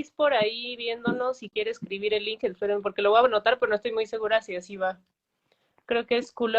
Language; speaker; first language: Spanish; native; Spanish